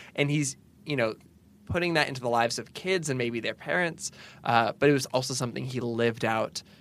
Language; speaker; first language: English; native; English